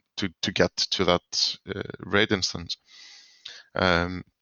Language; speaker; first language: English; non-native, fluent; Swedish